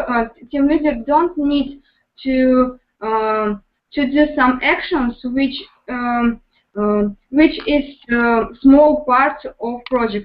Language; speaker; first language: English; non-native, learner; Russian